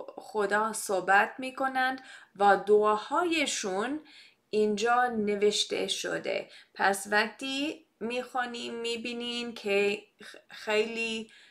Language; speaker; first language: Persian; non-native, fluent; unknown